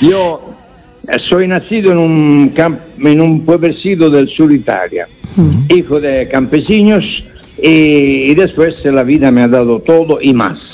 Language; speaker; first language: Spanish; non-native, fluent; Italian